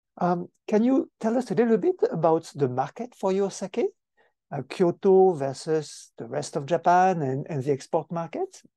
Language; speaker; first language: English; non-native, fluent; French